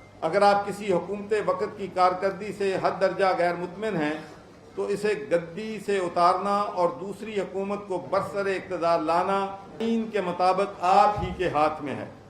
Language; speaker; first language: Urdu; non-native, local second language; Punjabi